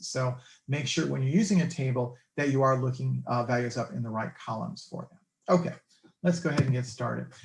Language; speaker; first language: English; native; English